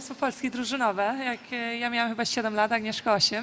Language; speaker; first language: Polish; early bilingual, heritage; Polish